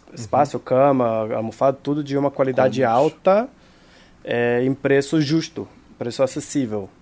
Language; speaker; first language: Portuguese; non-native, fluent; Hebrew